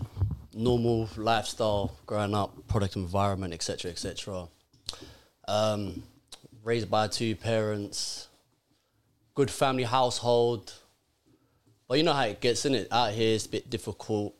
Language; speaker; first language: English; native; English